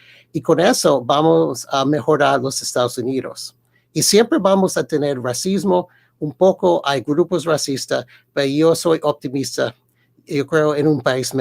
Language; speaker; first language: Spanish; early bilingual, heritage; Spanish